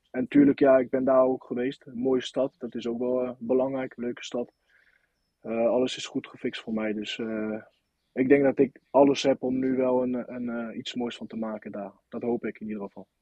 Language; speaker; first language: Dutch; non-native, fluent; French